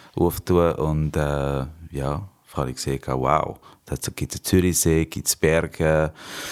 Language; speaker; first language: German; non-native, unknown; Hungarian